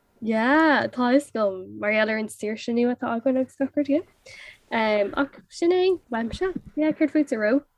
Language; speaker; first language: Irish; non-native, local second language; English